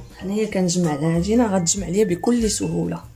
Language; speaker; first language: Arabic; native; Arabic